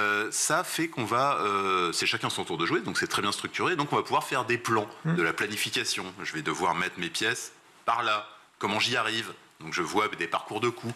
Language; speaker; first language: French; native; French